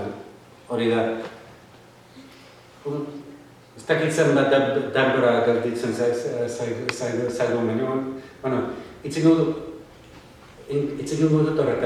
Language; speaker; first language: Basque; non-native, fluent; English